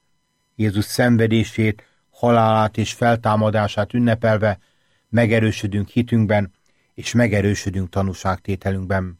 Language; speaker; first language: Hungarian; native; Hungarian